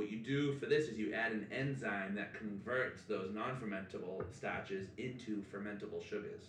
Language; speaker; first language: English; native; English